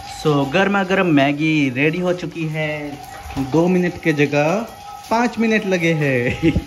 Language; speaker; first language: Hindi; non-native, local second language; Bangla